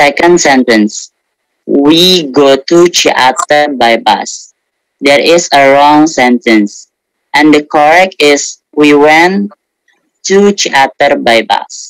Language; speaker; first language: English; non-native, learner; Indonesian